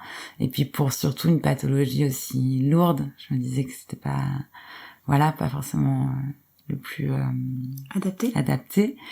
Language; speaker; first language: French; native; French